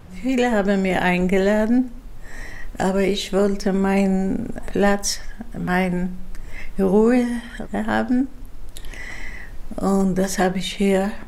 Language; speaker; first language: German; non-native, fluent; Dutch